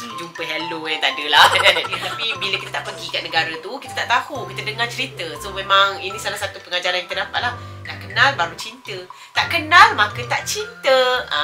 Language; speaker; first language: Malay; native; Malay